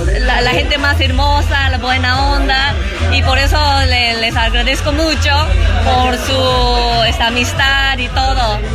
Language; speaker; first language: Spanish; non-native, learner; Japanese